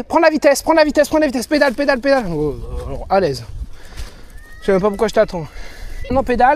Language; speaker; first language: French; native; French